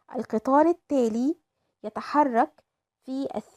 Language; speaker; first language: Arabic; native; Arabic